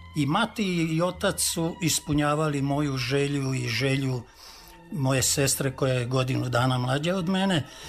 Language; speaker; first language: Serbian; native; Serbian